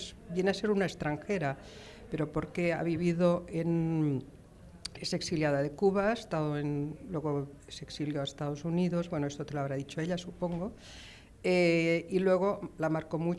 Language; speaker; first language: Spanish; native; Spanish